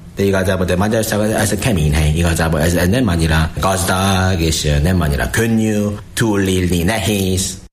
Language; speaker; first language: Hungarian; non-native, learner; Korean